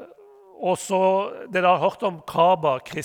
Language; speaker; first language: Norwegian; non-native, fluent; Persian